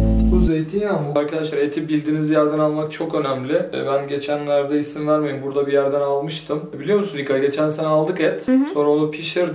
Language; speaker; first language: Turkish; native; Turkish